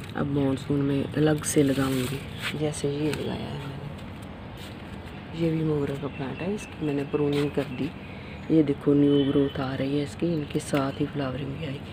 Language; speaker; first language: Hindi; non-native, local second language; Punjabi